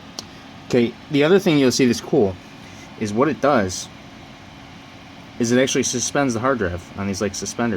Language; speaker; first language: English; native; English